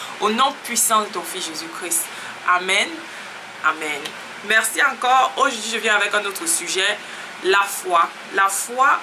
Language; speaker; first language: French; native; French